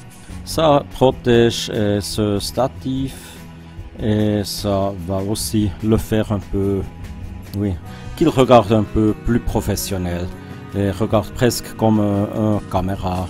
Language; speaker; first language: French; non-native, local second language; German